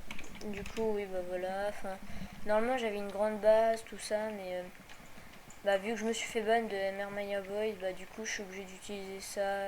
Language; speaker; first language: French; native; French